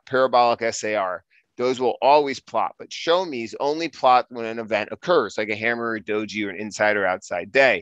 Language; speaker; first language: English; native; English